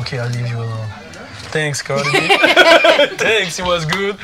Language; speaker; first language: English; non-native, fluent; French